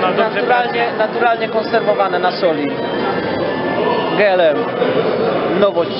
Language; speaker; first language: Polish; native; Polish